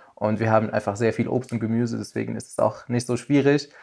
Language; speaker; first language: German; non-native, fluent; Arabic